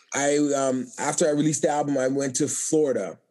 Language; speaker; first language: English; native; English